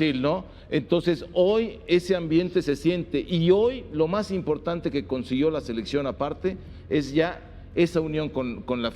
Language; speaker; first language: Spanish; native; Spanish